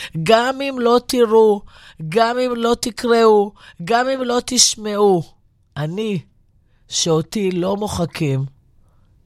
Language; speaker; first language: Hebrew; non-native, local second language; Arabic